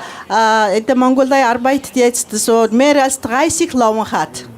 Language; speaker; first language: German; non-native, learner; Mongolian